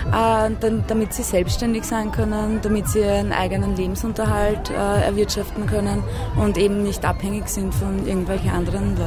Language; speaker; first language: German; native; German